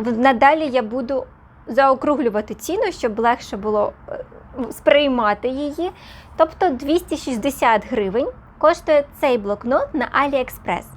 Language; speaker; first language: Ukrainian; non-native, local second language; Russian